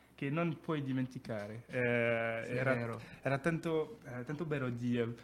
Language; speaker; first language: Italian; non-native, fluent; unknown